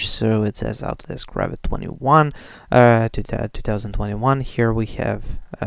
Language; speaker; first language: English; non-native, fluent; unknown